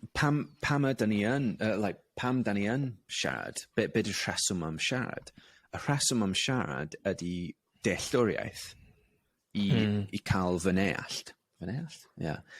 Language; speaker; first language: Welsh; non-native, local second language; English